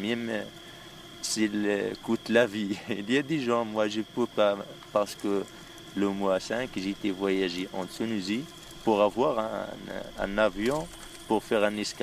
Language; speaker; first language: French; non-native, local second language; Arabic